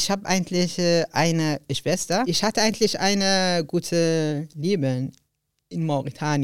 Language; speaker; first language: German; non-native, learner; Arabic